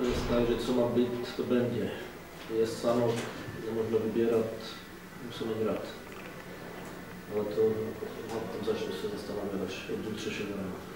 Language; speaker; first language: Polish; non-native, learner; Czech